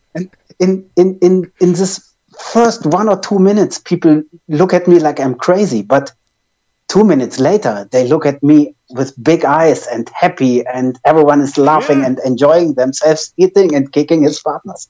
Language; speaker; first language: English; non-native, fluent; German